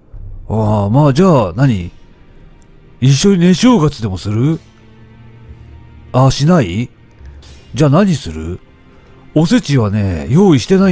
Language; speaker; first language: Japanese; native; Japanese